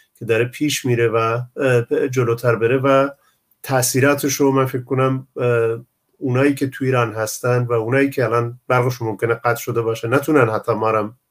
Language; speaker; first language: Persian; non-native, local second language; Central Kurdish